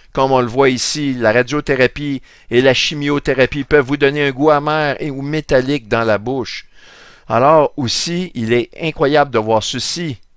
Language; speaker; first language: French; native; French